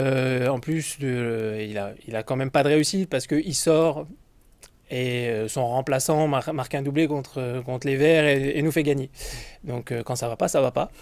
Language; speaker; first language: French; native; French